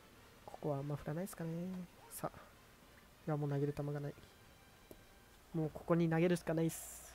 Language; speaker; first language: Japanese; native; Japanese